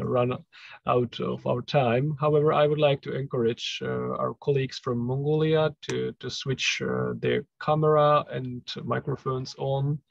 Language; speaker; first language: English; non-native, fluent; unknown